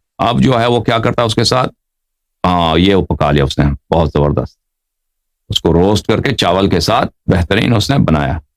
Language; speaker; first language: Urdu; non-native, fluent; Persian